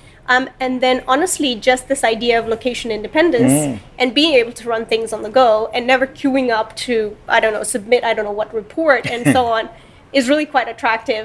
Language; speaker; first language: English; non-native, fluent; Romanian